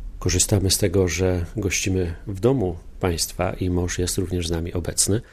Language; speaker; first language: Polish; native; Polish